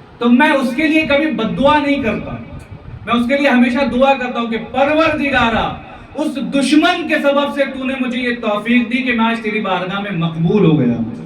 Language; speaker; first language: Urdu; native; Urdu